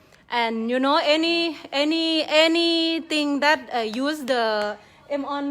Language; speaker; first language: English; non-native, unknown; Thai